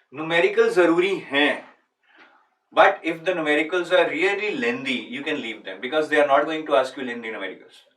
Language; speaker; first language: English; non-native, local second language; Hindi